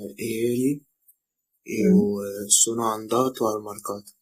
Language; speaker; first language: Italian; non-native, learner; Arabic